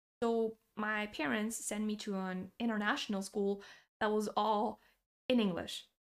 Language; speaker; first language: English; non-native, fluent; Portuguese